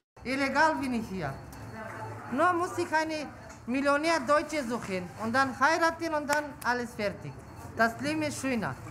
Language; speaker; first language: German; non-native, learner; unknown